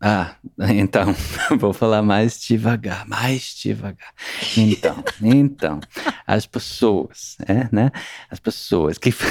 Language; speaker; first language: Portuguese; non-native, learner; English